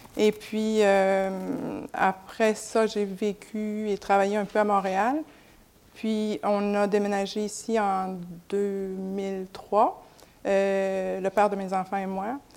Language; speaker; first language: French; native; French